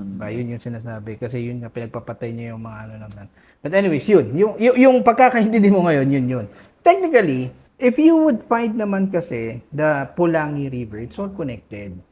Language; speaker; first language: Filipino; non-native, local second language; Maguindanaon